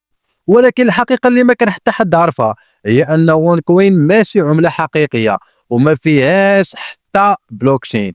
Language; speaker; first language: Arabic; native; Arabic